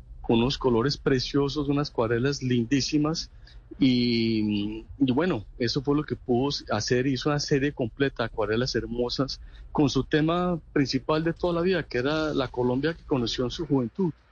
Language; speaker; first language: Spanish; native; Spanish